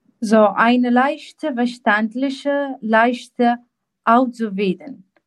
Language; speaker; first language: German; non-native, learner; Arabic